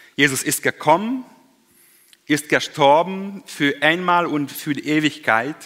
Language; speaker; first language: German; non-native, fluent; Hungarian